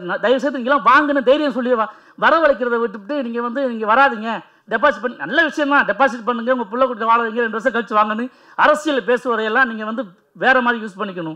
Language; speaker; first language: Tamil; native; Tamil